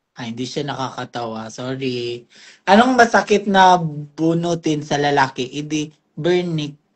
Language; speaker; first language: Filipino; non-native, local second language; Cebuano